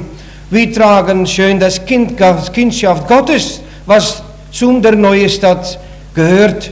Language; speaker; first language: German; non-native, learner; Dutch